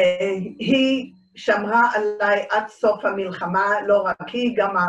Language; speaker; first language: Hebrew; early bilingual, other home language; Dutch